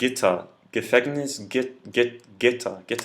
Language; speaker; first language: German; non-native, learner; English